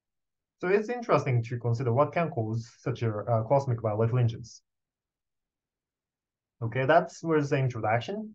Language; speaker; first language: English; non-native, fluent; Japanese